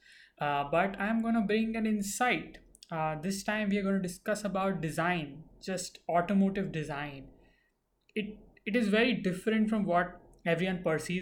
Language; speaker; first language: English; non-native, local second language; Hindi